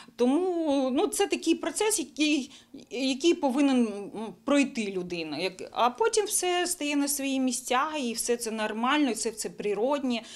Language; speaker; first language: Ukrainian; non-native, local second language; Bulgarian